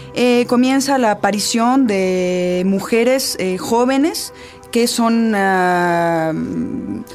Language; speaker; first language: Spanish; native; Spanish